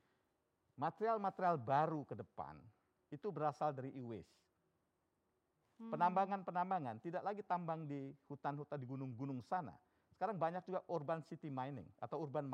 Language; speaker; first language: Indonesian; native; Indonesian